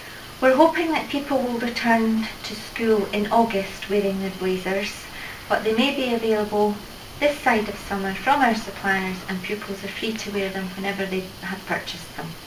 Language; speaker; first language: English; native; English